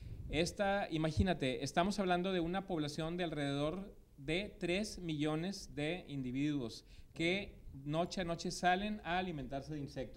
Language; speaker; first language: Spanish; native; Spanish